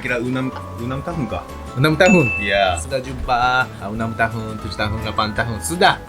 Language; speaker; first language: Indonesian; non-native, learner; Japanese